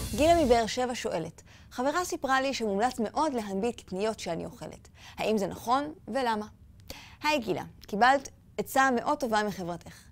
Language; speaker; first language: Hebrew; native; Hebrew